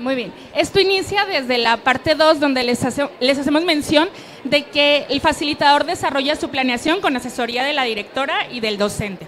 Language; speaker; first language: Spanish; native; Spanish